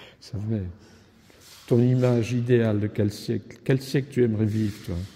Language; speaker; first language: French; native; French